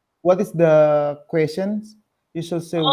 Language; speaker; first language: English; non-native, learner; Indonesian